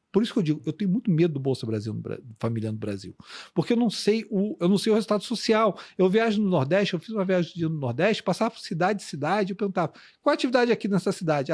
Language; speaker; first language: Portuguese; native; Portuguese